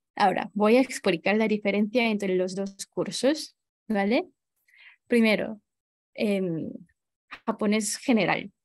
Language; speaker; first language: Spanish; non-native, fluent; Japanese